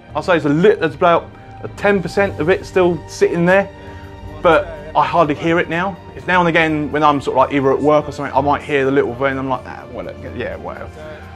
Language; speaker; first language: English; native; English